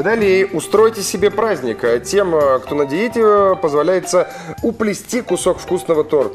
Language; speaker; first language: Russian; native; Russian